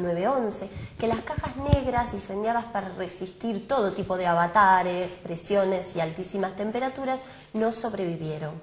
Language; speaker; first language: Spanish; native; Spanish